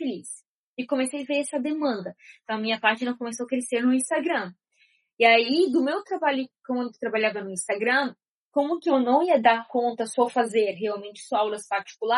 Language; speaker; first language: Portuguese; non-native, fluent; Arabic